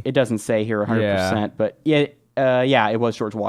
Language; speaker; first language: English; native; English